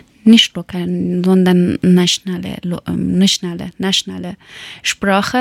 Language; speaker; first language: German; non-native, learner; Persian